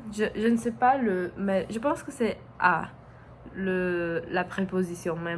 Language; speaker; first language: French; non-native, learner; Portuguese